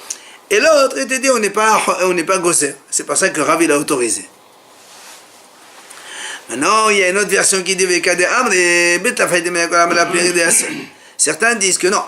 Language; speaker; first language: French; native; French